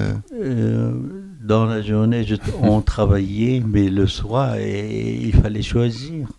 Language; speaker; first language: French; non-native, fluent; Korean